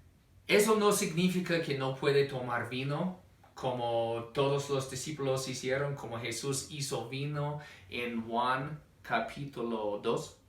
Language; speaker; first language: Spanish; non-native, fluent; English